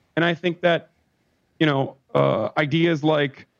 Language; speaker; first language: English; non-native, fluent; Turkish